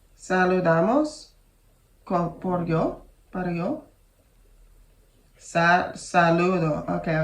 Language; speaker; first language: Spanish; non-native, learner; English